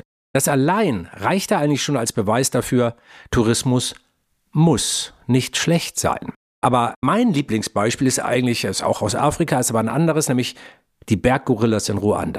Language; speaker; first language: German; native; German